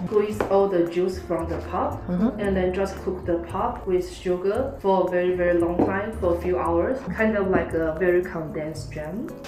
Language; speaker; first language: English; non-native, fluent; Chinese